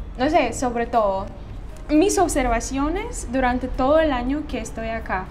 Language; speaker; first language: Spanish; non-native, fluent; Russian